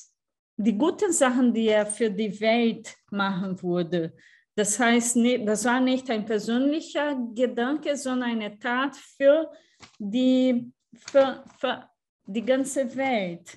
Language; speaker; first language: German; non-native, fluent; Portuguese